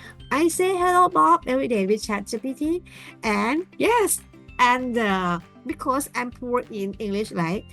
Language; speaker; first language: English; non-native, learner; Thai